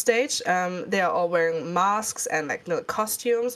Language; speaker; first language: English; non-native, fluent; German